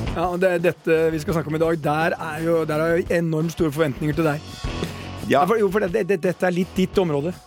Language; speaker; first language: Norwegian; native; Norwegian